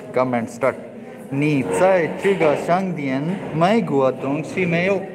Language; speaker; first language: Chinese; non-native, learner; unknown